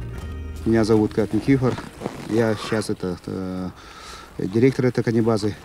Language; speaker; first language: Russian; non-native, local second language; Yakut